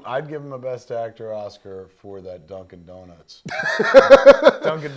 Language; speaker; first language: English; native; English